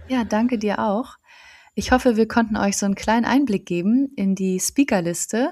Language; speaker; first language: German; native; German